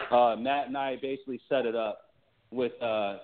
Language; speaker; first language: English; native; English